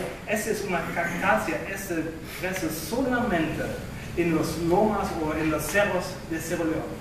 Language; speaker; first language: Spanish; non-native, fluent; German